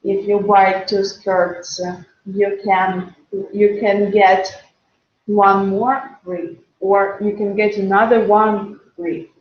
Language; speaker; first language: English; non-native, fluent; Russian